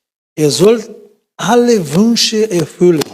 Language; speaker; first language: German; non-native, fluent; Portuguese